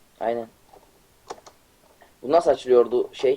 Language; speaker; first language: Turkish; native; Turkish